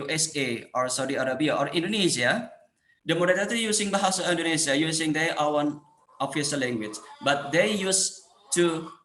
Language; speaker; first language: English; non-native, fluent; Indonesian